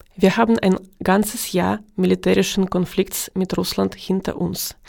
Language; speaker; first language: German; non-native, fluent; Ukrainian